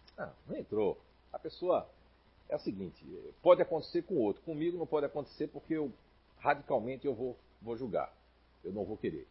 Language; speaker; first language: Portuguese; native; Portuguese